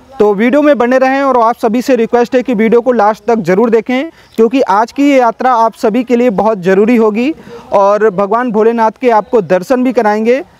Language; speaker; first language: Hindi; native; Hindi